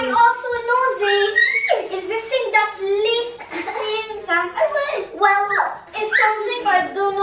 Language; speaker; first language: English; early bilingual, heritage; English